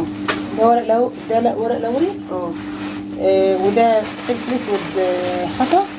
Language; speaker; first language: Arabic; native; Arabic